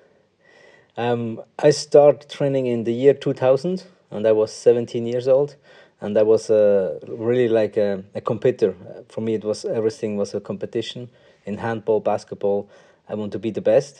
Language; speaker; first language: English; non-native, fluent; Swiss German